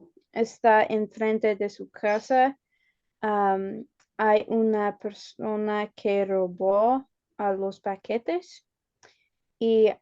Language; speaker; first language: Spanish; non-native, learner; English